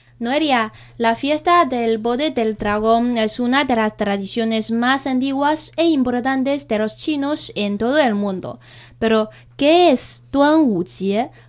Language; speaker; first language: Spanish; non-native, fluent; Chinese